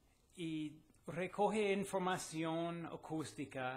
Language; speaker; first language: Spanish; non-native, fluent; English